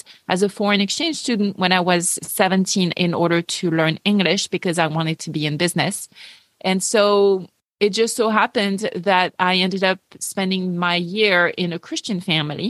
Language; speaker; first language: English; non-native, fluent; French